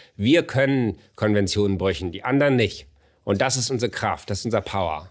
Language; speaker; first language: German; native; German